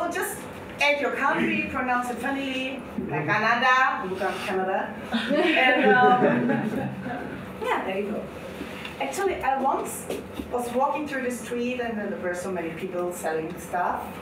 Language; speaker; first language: English; non-native, fluent; German